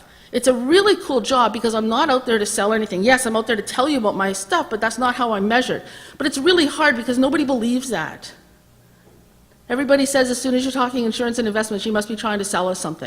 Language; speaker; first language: English; native; English